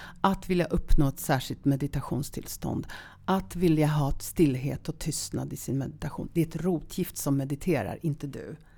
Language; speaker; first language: Swedish; early bilingual, other home language; Polish